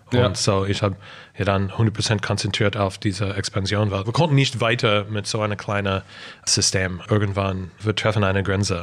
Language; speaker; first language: German; non-native, fluent; English